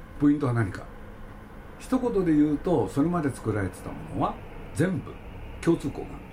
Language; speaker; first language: Japanese; native; Japanese